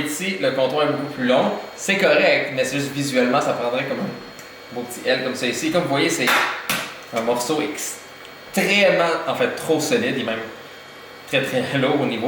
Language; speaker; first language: French; native; French